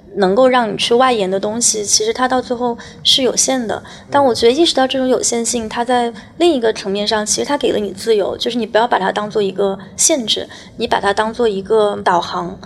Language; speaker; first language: Chinese; native; Chinese